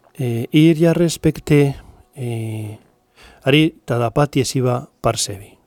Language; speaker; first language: Latvian; non-native, learner; Spanish